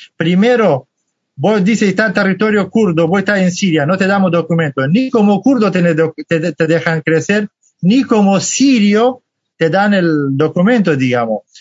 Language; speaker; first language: Spanish; non-native, fluent; Arabic